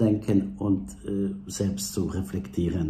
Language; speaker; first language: German; non-native, fluent; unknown